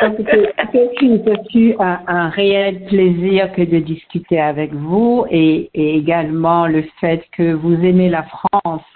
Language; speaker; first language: French; non-native, fluent; English